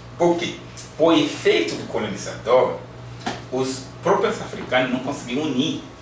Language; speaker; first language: Portuguese; non-native, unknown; Yoruba